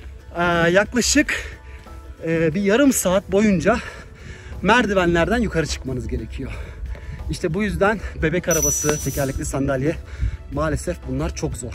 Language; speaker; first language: Turkish; native; Turkish